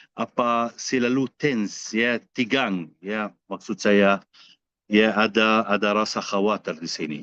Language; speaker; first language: Indonesian; non-native, fluent; Arabic